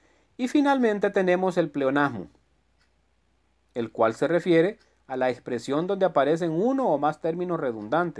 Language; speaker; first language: Spanish; native; Spanish